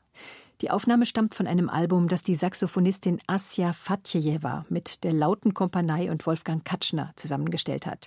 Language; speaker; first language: German; native; German